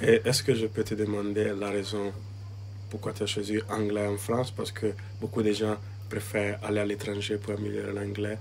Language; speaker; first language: French; non-native, fluent; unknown